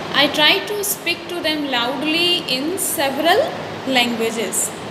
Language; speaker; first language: English; non-native, local second language; Hindi